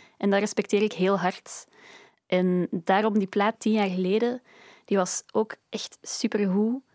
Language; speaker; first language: Dutch; native; Dutch